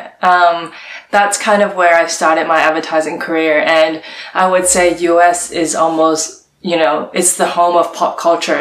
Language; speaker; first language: English; non-native, local second language; Cantonese